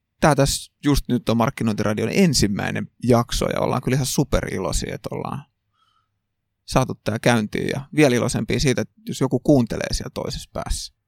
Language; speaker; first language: Finnish; native; Finnish